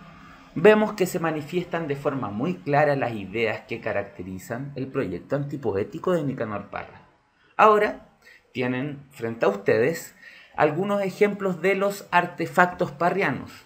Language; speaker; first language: Spanish; native; Spanish